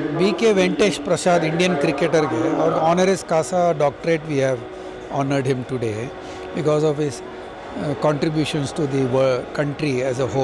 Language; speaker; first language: Kannada; non-native, fluent; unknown